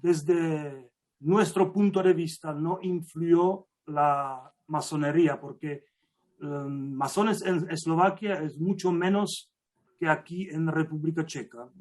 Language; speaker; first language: Spanish; non-native, fluent; Czech